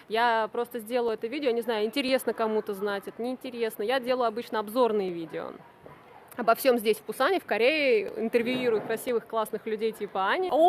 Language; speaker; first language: Russian; native; Russian